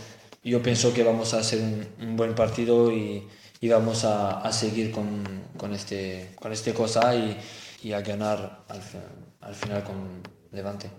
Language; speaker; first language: Spanish; non-native, fluent; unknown